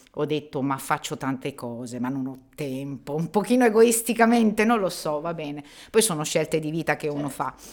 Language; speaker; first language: Italian; native; Italian